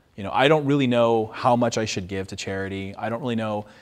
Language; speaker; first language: English; native; English